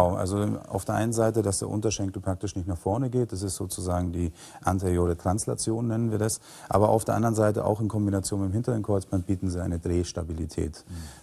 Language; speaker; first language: German; native; German